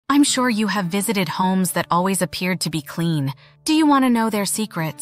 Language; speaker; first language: English; native; English